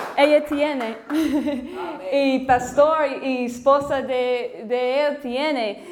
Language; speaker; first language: Spanish; non-native, learner; English